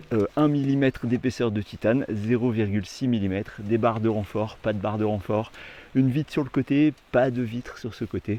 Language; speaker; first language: French; native; French